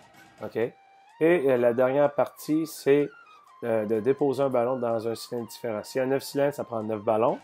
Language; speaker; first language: French; native; French